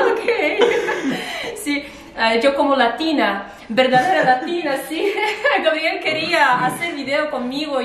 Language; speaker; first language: Spanish; non-native, fluent; Russian